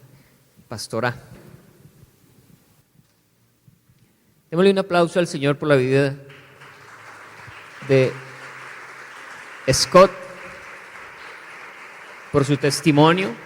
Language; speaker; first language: Spanish; native; Spanish